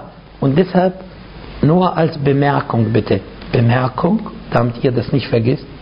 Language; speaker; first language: German; non-native, fluent; Arabic